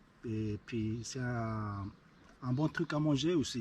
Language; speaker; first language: French; native; French